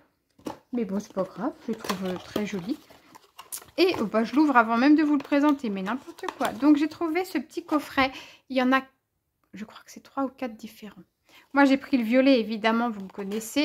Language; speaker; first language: French; native; French